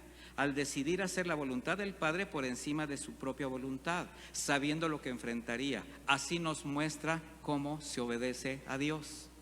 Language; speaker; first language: Spanish; native; Spanish